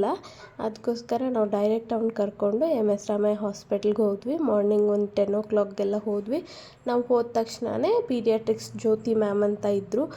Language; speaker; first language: Kannada; native; Kannada